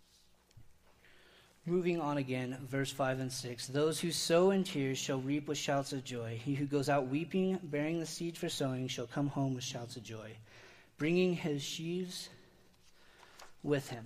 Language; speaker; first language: English; native; English